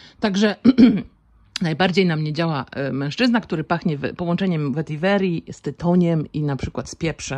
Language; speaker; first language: Polish; native; Polish